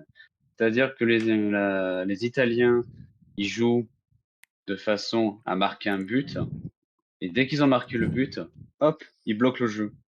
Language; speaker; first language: French; native; French